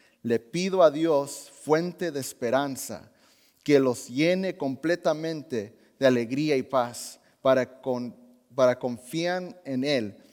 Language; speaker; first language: Spanish; early bilingual, heritage; Spanish